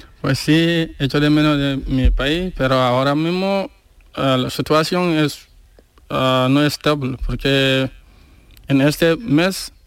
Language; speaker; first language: Spanish; non-native, learner; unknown